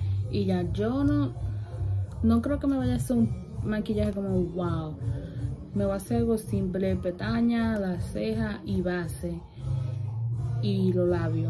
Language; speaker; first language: Spanish; early bilingual, heritage; Spanish